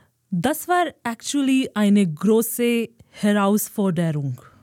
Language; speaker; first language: German; non-native, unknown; Hindi